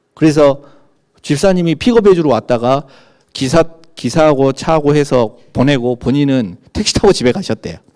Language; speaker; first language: Korean; native; Korean